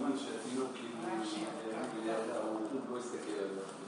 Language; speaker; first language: Hebrew; non-native, learner; Russian